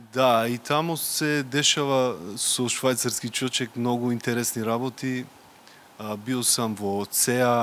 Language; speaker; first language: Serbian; non-native, learner; Macedonian